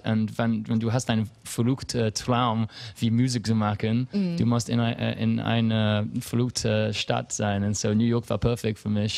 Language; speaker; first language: German; non-native, learner; English